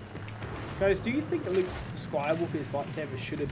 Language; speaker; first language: English; native; English